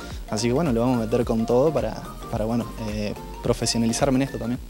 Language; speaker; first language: Spanish; native; Spanish